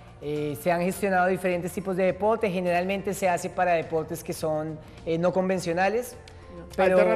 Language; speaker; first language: Spanish; native; Spanish